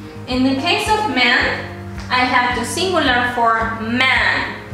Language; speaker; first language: English; non-native, fluent; Spanish